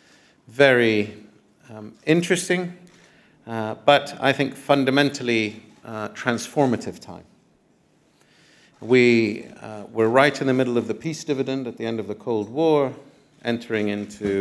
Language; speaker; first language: English; non-native, fluent; Arabic